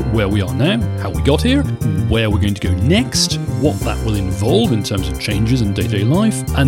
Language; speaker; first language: English; native; English